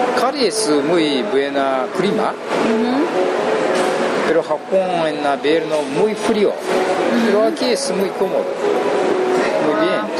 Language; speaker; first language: Spanish; non-native, learner; Japanese